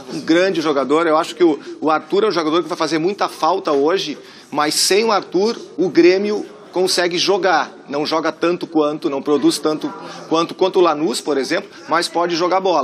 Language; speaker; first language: Portuguese; native; Portuguese